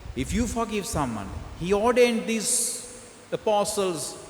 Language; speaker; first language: English; non-native, local second language; Sinhala